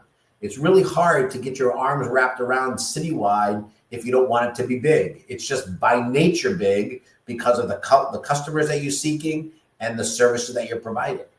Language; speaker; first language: English; native; English